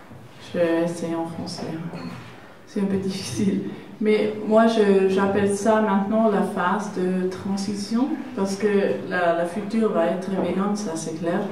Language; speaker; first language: French; non-native, learner; German